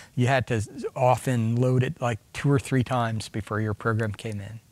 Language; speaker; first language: English; native; English